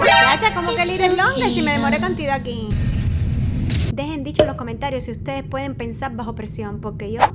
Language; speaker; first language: Spanish; native; Spanish